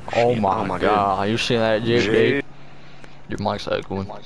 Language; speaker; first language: English; native; English